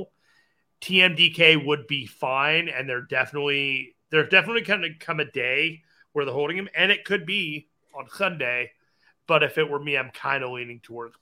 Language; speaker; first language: English; native; English